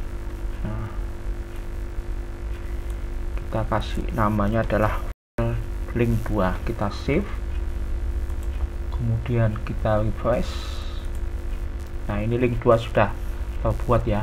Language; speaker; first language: Indonesian; native; Indonesian